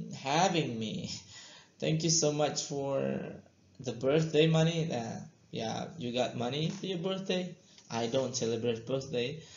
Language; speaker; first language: English; non-native, fluent; Indonesian